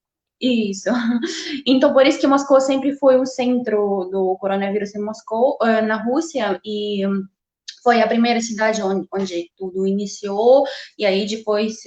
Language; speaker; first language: Portuguese; non-native, fluent; Russian